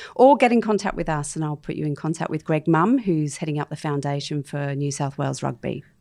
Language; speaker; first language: English; native; English